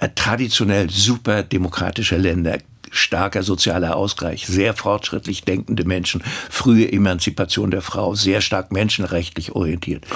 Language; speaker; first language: German; native; German